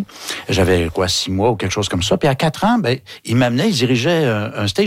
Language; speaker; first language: French; native; French